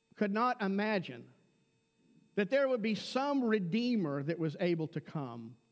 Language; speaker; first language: English; native; English